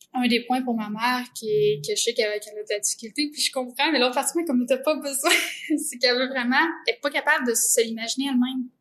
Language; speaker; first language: French; native; French